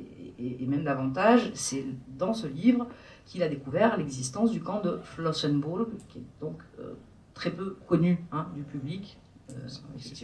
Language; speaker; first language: French; native; French